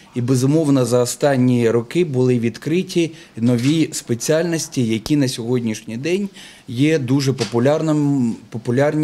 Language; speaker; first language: Ukrainian; non-native, local second language; Russian